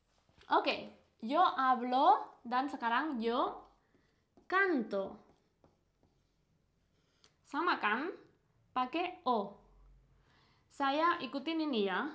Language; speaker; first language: Indonesian; non-native, fluent; Spanish